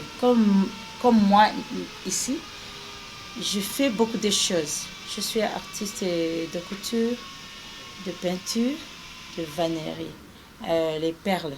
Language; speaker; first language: French; non-native, local second language; Rundi